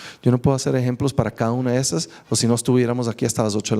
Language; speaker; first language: Spanish; native; Spanish